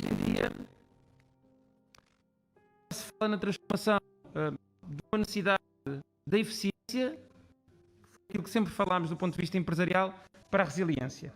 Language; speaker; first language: Portuguese; non-native, local second language; Kabuverdianu